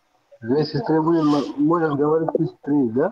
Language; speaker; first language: Russian; non-native, learner; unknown